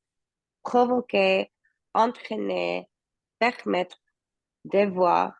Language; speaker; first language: French; non-native, learner; Spanish